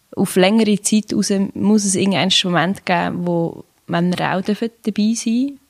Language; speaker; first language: German; native; German